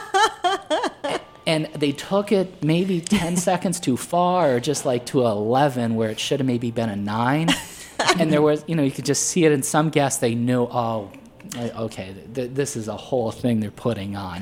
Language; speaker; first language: English; native; English